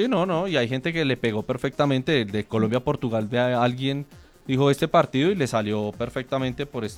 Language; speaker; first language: Spanish; native; Spanish